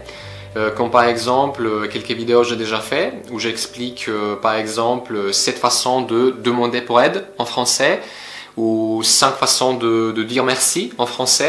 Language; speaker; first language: French; non-native, fluent; Polish